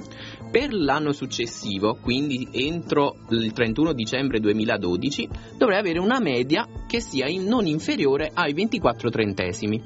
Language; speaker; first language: Italian; native; Italian